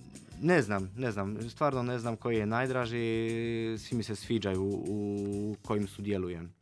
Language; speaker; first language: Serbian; non-native, fluent; Polish